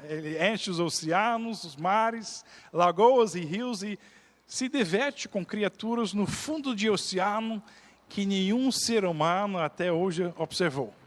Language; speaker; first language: Portuguese; non-native, fluent; Dutch